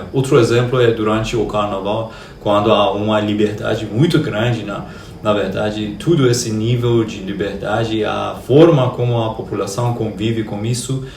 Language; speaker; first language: Portuguese; non-native, fluent; Persian